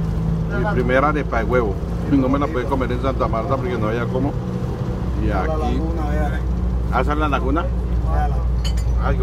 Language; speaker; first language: Spanish; native; Spanish